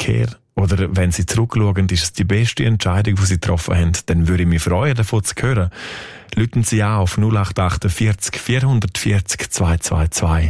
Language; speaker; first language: German; native; German